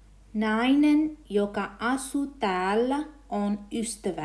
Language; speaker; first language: Finnish; non-native, fluent; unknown